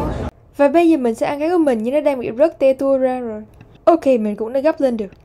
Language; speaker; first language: Vietnamese; early bilingual, heritage; Vietnamese